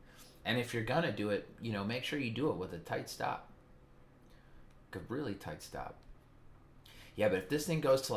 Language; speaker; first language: English; native; English